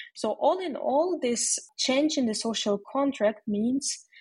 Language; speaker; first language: English; non-native, fluent; Ukrainian